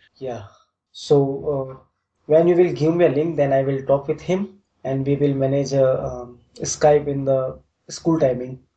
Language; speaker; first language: English; non-native, local second language; Hindi